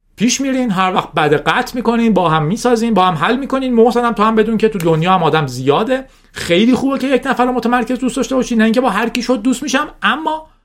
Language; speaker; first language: Persian; non-native, local second language; Azerbaijani